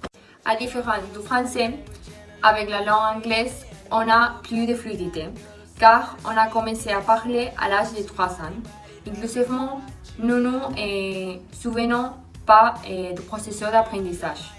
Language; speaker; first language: French; non-native, learner; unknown